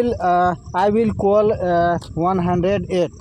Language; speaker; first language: English; non-native, learner; Hindi